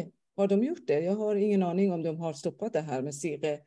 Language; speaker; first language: Swedish; non-native, fluent; Persian